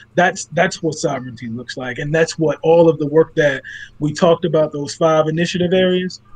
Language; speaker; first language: English; native; English